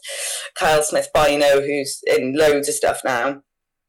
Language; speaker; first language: English; native; English